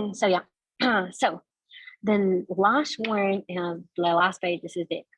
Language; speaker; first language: English; non-native, fluent; Kazakh